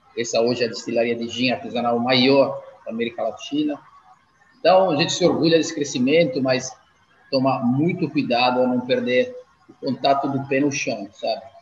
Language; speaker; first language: Portuguese; non-native, fluent; Italian